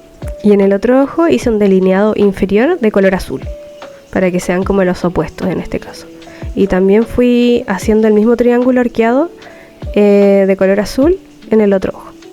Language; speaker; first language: Spanish; native; Spanish